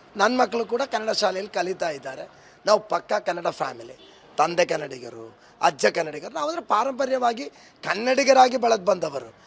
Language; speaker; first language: Kannada; native; Kannada